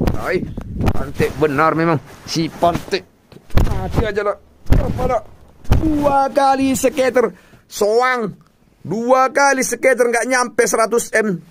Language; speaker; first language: Indonesian; non-native, local second language; Batak Toba